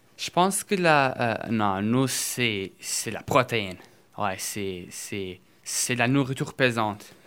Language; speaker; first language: French; early bilingual, other home language; Portuguese